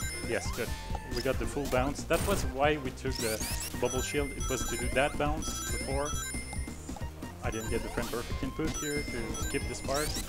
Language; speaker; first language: English; non-native, fluent; French